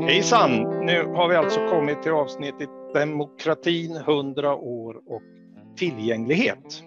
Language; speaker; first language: Swedish; native; Swedish